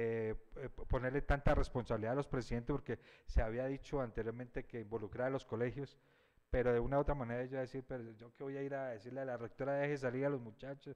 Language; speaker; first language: Spanish; native; Spanish